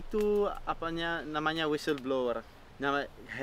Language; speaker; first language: Indonesian; non-native, fluent; Dutch